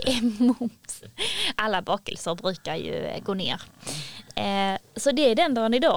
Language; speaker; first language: Swedish; native; Swedish